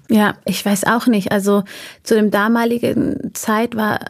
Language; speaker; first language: German; native; German